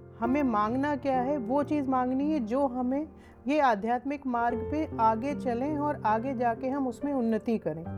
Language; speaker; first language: Hindi; native; Hindi